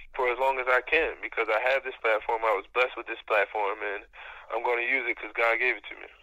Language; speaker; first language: English; native; English